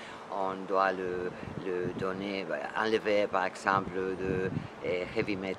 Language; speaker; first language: French; non-native, fluent; Spanish